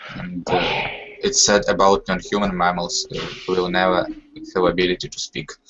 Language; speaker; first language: English; non-native, learner; Russian